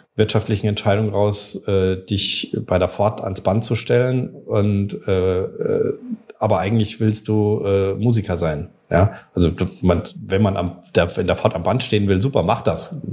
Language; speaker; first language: German; native; German